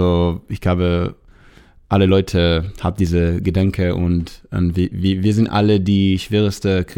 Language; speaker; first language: German; non-native, learner; Hebrew